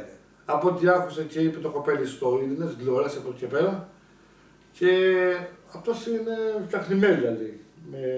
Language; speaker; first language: Greek; native; Greek